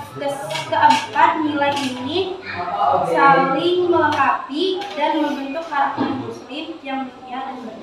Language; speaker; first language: Indonesian; native; Indonesian